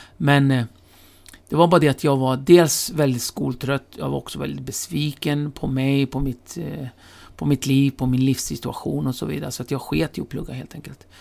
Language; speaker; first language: Swedish; early bilingual, other home language; Kurdish